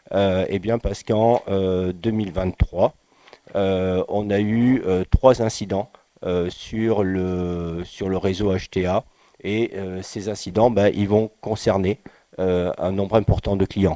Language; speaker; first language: French; native; French